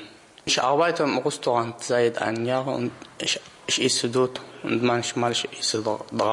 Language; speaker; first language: German; non-native, learner; Arabic